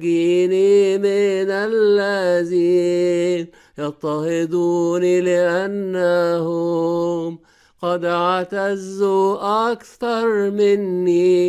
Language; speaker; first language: Arabic; native; Arabic